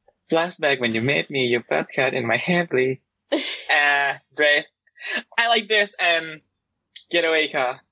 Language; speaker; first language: English; non-native, learner; Thai